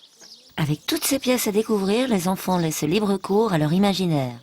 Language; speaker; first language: French; native; French